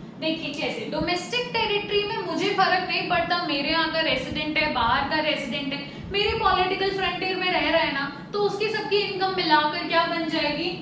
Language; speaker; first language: Hindi; native; Hindi